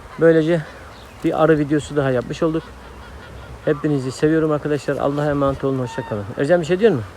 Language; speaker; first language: Turkish; native; Turkish